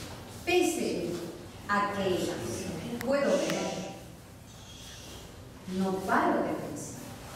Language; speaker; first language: Spanish; non-native, local second language; Catalan